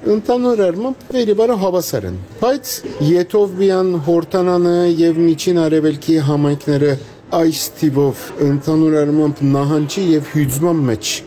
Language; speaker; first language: Armenian; native; Armenian